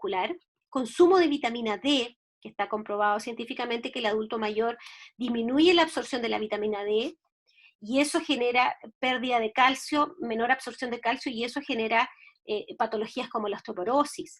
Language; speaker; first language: Spanish; native; Spanish